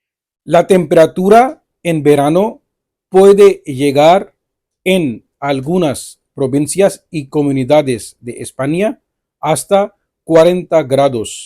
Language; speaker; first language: Spanish; non-native, fluent; Urdu